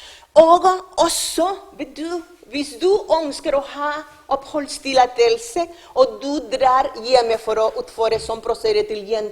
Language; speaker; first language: Norwegian; non-native, learner; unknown